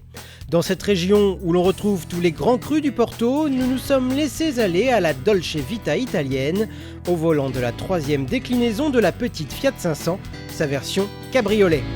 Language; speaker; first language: French; native; French